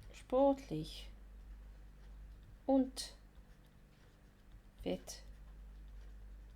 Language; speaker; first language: German; non-native, fluent; English